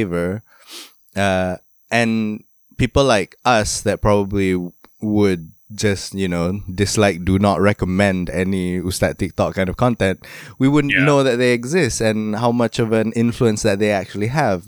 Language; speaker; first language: English; non-native, local second language; Malay